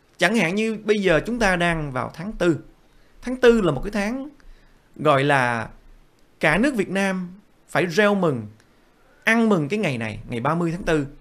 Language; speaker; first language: Vietnamese; early bilingual, other home language; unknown